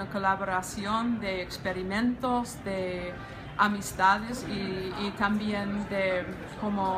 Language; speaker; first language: Spanish; non-native, learner; English